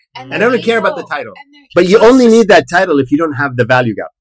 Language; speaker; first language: English; non-native, fluent; Arabic